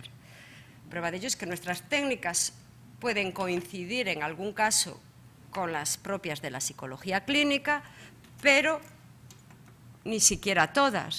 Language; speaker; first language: Spanish; native; Spanish